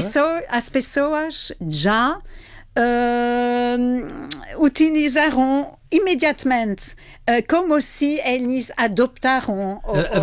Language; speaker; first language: Portuguese; non-native, fluent; French